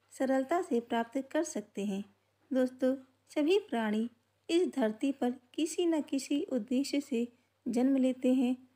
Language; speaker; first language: Hindi; native; Hindi